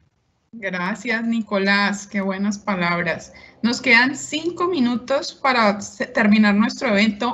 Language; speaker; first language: Spanish; native; Spanish